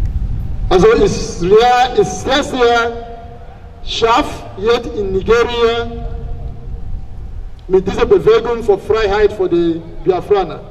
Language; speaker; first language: German; non-native, fluent; Igbo